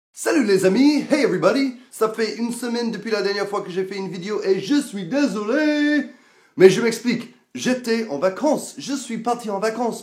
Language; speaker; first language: French; non-native, fluent; English